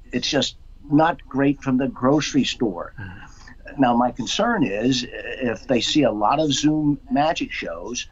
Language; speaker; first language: English; native; English